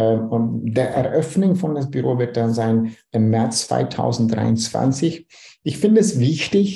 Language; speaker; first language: German; non-native, fluent; Dutch